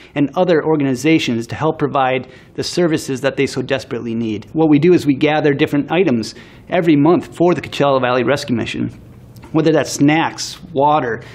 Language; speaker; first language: English; native; English